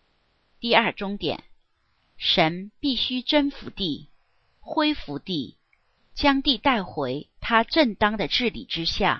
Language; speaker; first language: Chinese; native; Chinese